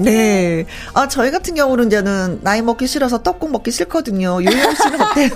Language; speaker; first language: Korean; native; Korean